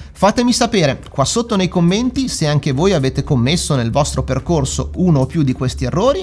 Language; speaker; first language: Italian; native; Italian